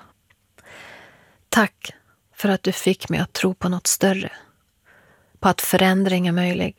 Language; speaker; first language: Swedish; early bilingual, other home language; Persian